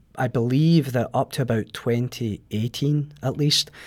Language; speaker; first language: English; native; English